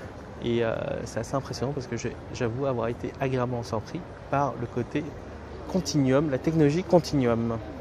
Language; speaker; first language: French; native; French